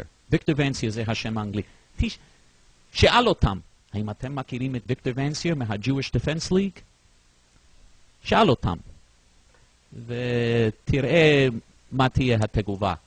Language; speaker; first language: Hebrew; non-native, fluent; English